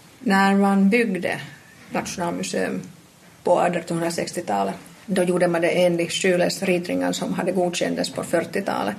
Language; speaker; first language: Swedish; non-native, local second language; Finnish